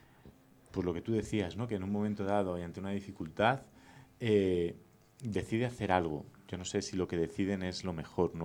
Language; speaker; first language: Spanish; native; Spanish